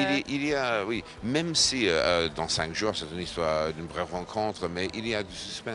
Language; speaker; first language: French; non-native, fluent; English